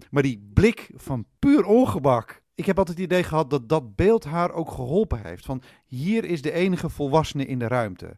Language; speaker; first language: Dutch; native; Dutch